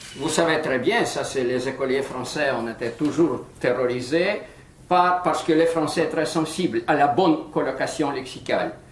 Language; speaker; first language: French; non-native, fluent; Russian